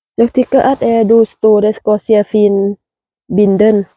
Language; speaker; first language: Swedish; non-native, learner; Thai